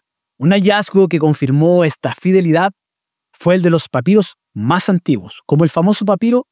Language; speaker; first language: Spanish; native; Spanish